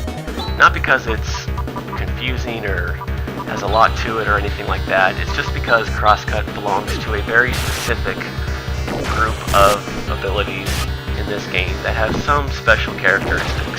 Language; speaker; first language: English; native; English